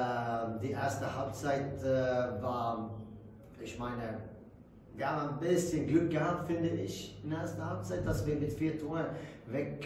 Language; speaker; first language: German; non-native, fluent; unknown